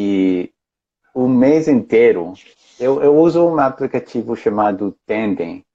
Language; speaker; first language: Portuguese; non-native, fluent; English